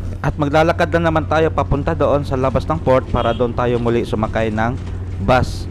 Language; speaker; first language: Filipino; native; Filipino